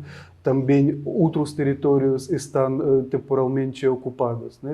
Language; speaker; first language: Portuguese; non-native, fluent; Ukrainian